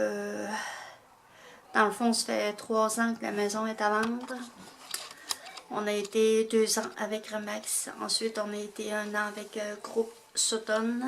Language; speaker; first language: French; native; French